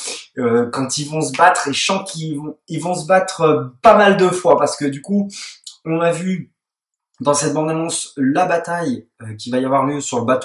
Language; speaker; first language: French; native; French